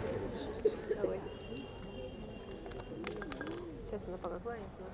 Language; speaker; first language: Russian; native; Russian